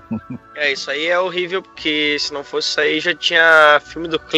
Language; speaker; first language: Portuguese; native; Portuguese